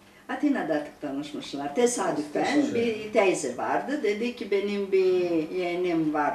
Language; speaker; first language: Turkish; non-native, local second language; Greek